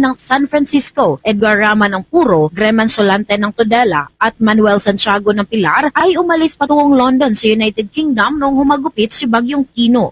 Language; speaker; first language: Filipino; non-native, local second language; Cebuano